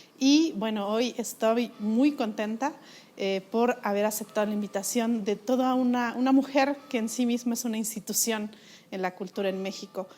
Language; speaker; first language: Spanish; non-native, local second language; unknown